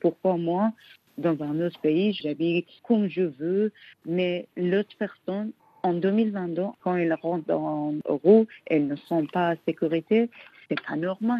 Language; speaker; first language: French; non-native, learner; Persian